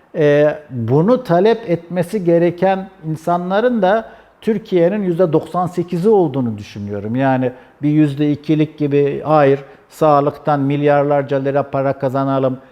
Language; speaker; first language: Turkish; native; Turkish